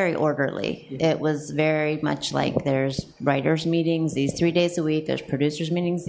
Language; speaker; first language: English; native; English